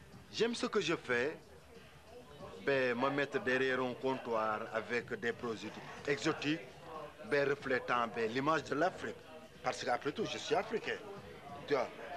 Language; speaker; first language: French; non-native, local second language; Wolof